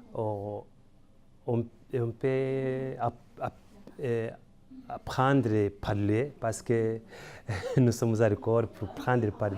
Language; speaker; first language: French; non-native, learner; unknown